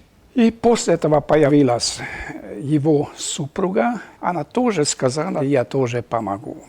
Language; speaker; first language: Russian; non-native, fluent; Hungarian